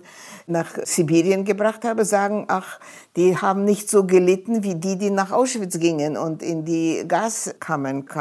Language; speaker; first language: German; non-native, fluent; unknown